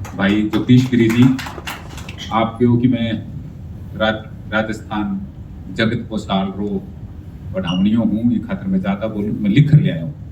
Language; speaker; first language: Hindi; non-native, local second language; Punjabi